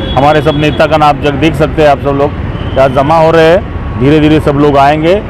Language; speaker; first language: Hindi; non-native, local second language; Marathi